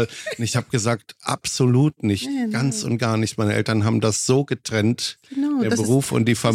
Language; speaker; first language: German; native; German